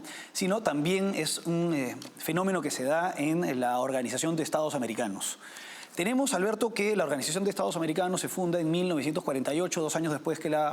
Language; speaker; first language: Spanish; native; Spanish